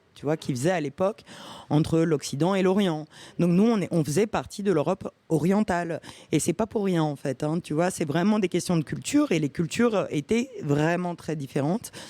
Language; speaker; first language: French; early bilingual, other home language; Romanian